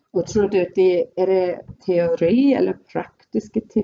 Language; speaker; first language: Swedish; non-native, fluent; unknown